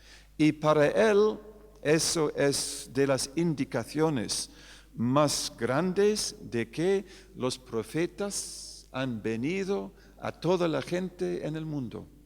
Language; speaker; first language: Spanish; non-native, fluent; English